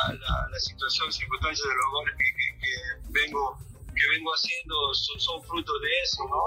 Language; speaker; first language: Spanish; native; Spanish